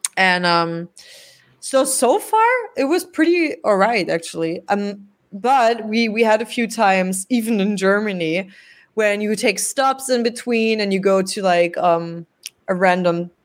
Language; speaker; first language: English; non-native, fluent; German